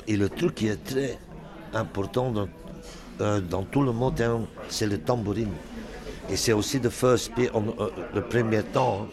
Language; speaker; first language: French; non-native, local second language; Dutch